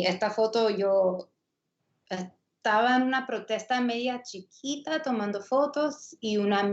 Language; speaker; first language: Spanish; non-native, fluent; English